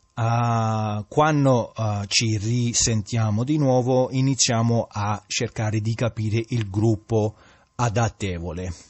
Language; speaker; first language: Italian; non-native, fluent; English